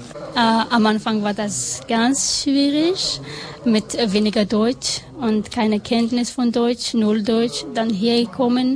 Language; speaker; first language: German; non-native, learner; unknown